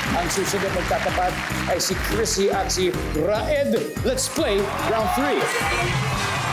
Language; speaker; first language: Filipino; native; Filipino